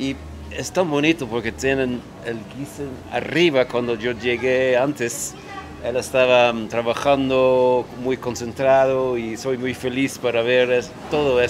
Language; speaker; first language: Spanish; non-native, fluent; Dutch